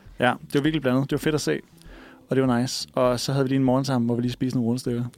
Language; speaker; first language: Danish; native; Danish